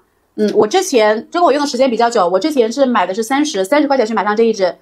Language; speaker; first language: Chinese; native; Chinese